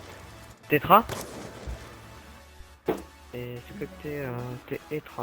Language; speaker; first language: French; native; French